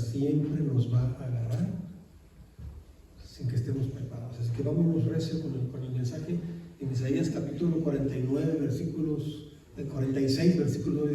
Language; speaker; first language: Spanish; native; Spanish